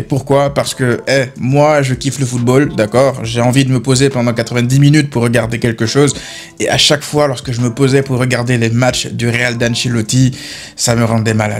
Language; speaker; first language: French; native; French